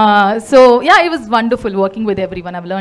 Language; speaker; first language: Telugu; non-native, local second language; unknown